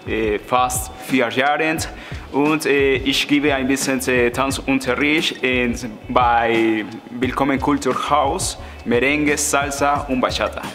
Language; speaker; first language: German; non-native, learner; Spanish